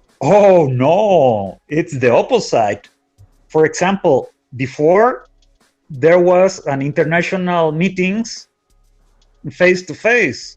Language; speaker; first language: English; non-native, fluent; Spanish